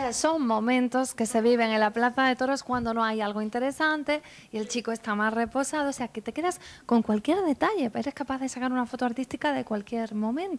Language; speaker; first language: Spanish; native; Spanish